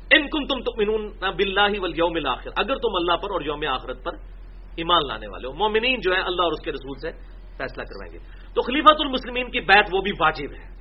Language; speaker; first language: Urdu; non-native, local second language; Punjabi